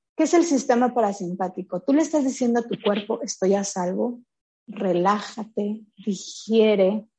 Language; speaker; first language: Spanish; native; Spanish